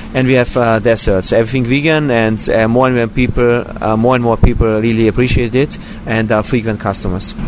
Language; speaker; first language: English; non-native, fluent; German